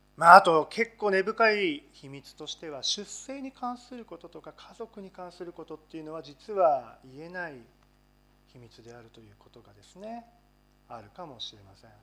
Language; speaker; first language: Japanese; native; Japanese